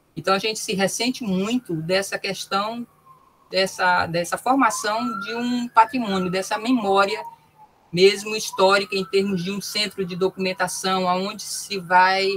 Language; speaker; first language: Portuguese; native; Portuguese